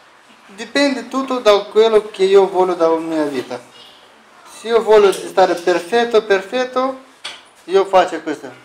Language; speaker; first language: Italian; non-native, learner; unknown